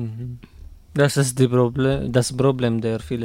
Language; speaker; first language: German; non-native, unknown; Arabic